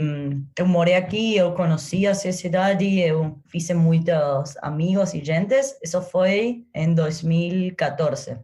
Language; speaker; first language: Portuguese; non-native, learner; Spanish